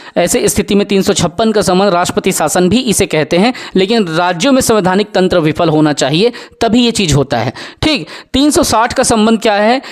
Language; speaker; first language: Hindi; native; Hindi